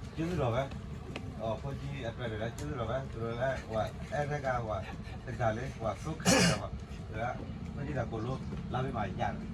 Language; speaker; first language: Burmese; non-native, local second language; S'gaw Karen